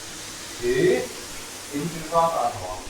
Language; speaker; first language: Chinese; native; Chinese